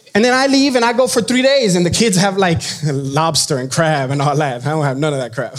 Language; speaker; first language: English; native; English